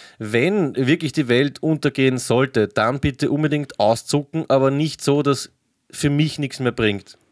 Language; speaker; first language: German; native; German